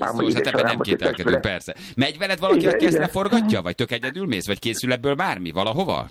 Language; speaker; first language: Hungarian; native; Hungarian